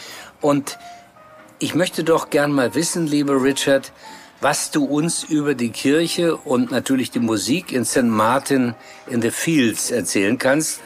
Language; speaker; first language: German; native; German